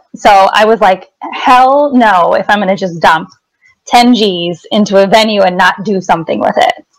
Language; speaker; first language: English; native; English